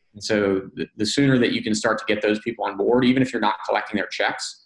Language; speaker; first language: English; native; English